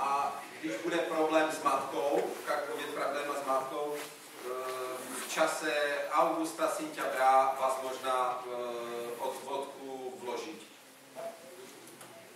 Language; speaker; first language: Russian; non-native, learner; Czech